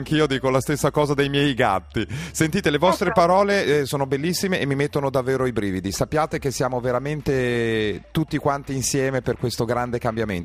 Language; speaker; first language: Italian; native; Italian